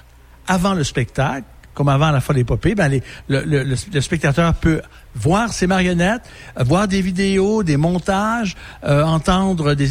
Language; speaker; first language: French; native; French